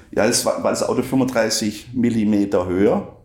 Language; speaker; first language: German; non-native, local second language; Swiss German